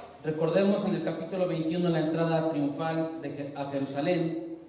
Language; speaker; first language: Spanish; native; Spanish